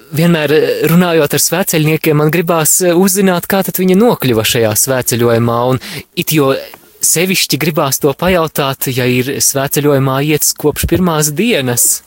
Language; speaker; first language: Latvian; native; Latvian